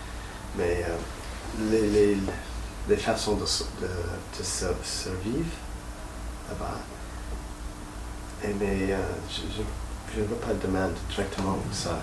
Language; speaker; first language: French; non-native, learner; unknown